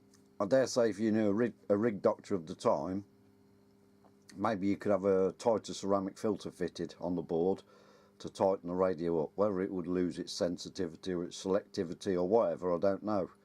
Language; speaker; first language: English; native; English